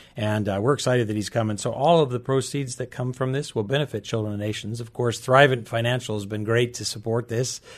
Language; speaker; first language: English; native; English